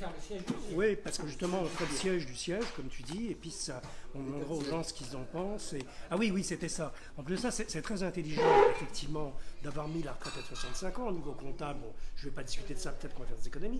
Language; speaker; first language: French; native; French